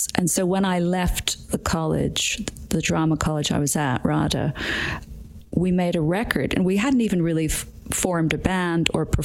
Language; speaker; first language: English; native; English